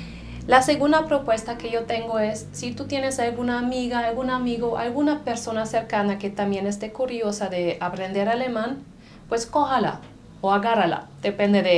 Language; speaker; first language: Spanish; non-native, fluent; German